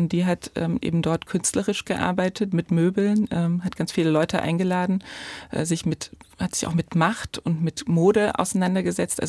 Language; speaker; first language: German; native; German